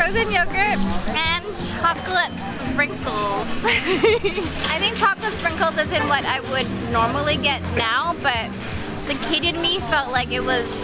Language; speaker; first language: English; native; English